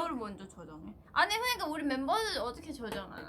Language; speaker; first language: Korean; non-native, fluent; Thai